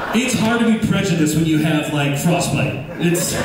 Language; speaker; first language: English; native; English